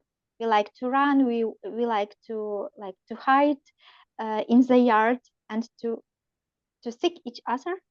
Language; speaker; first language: English; non-native, learner; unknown